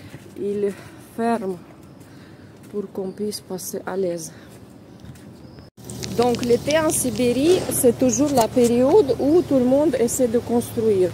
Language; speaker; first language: French; non-native, fluent; Russian